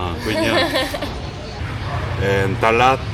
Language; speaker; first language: English; non-native, learner; Korean